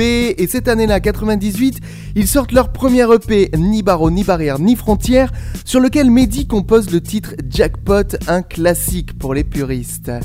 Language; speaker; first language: French; native; French